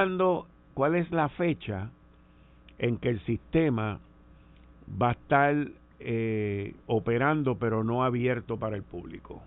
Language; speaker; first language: Spanish; native; Spanish